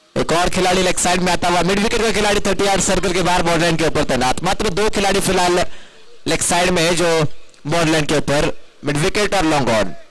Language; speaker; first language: Hindi; non-native, local second language; Marathi